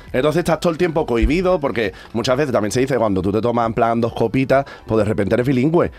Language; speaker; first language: Spanish; native; Spanish